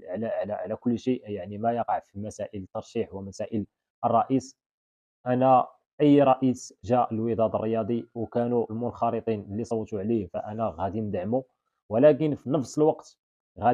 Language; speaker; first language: Arabic; native; Arabic